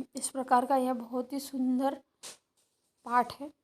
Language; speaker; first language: Hindi; non-native, local second language; Marathi